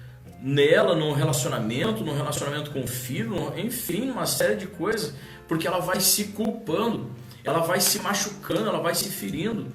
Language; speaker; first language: Portuguese; native; Portuguese